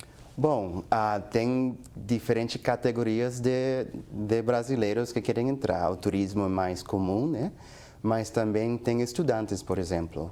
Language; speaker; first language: Portuguese; non-native, fluent; English